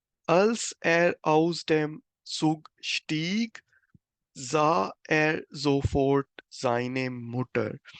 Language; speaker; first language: German; non-native, fluent; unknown